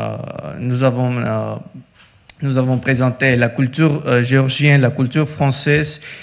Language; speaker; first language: French; non-native, learner; Georgian